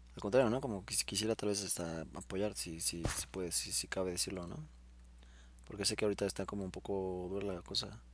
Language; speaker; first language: Spanish; native; Spanish